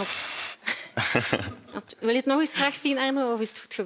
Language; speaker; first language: Dutch; native; Dutch